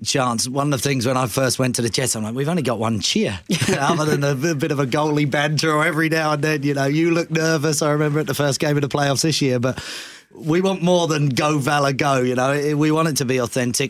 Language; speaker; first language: English; native; English